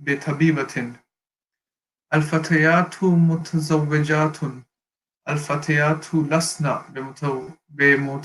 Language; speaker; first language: Arabic; non-native, learner; English